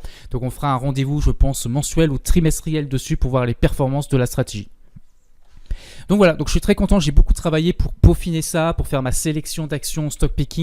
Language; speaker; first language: French; native; French